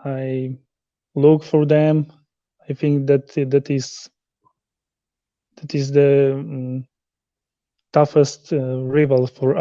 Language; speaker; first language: English; non-native, learner; Polish